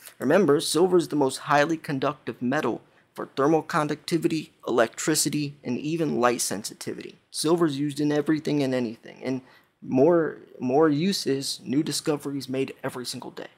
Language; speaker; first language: English; native; English